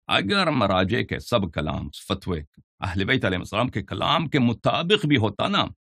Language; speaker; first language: Urdu; non-native, fluent; Persian